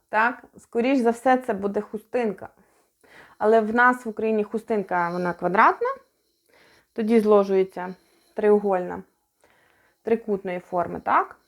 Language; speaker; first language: Ukrainian; non-native, local second language; Russian